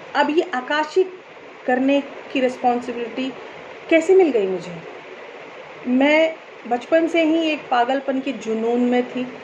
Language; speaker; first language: Hindi; native; Hindi